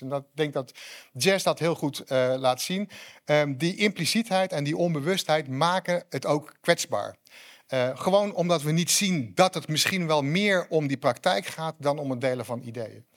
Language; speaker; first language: Dutch; native; Dutch